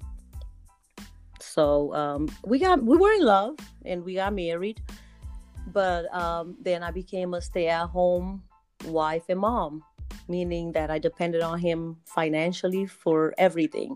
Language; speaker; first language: English; non-native, fluent; Kabuverdianu